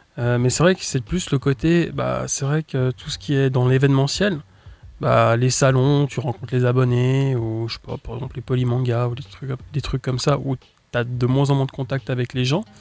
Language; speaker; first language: French; native; French